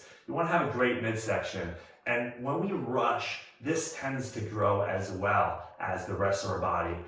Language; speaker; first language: English; native; English